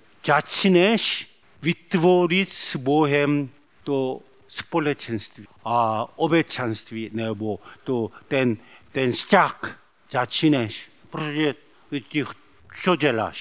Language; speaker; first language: Czech; non-native, learner; Korean